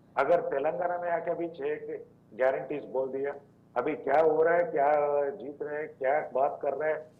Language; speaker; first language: Hindi; non-native, local second language; Telugu